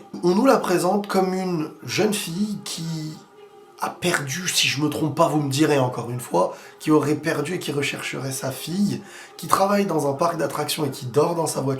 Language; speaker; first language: French; native; French